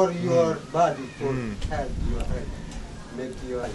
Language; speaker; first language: English; non-native, learner; Indonesian